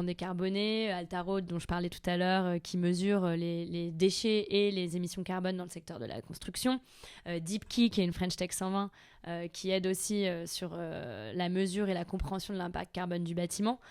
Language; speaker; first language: French; native; French